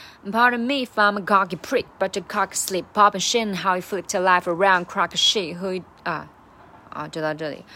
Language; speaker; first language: English; non-native, fluent; Chinese